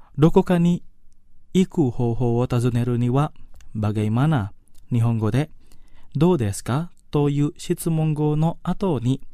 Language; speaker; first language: Japanese; non-native, fluent; Indonesian